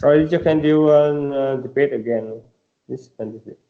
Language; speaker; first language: English; non-native, learner; Vietnamese